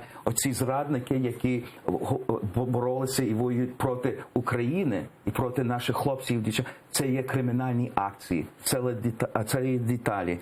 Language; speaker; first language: Ukrainian; early bilingual, heritage; English